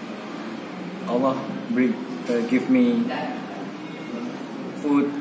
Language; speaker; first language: English; non-native, learner; Indonesian